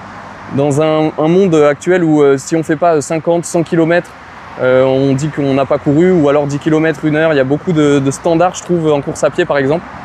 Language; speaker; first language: French; native; French